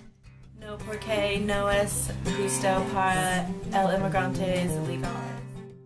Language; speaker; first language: Spanish; non-native, learner; English